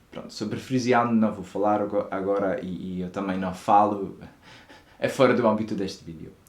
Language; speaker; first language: Portuguese; non-native, fluent; Dutch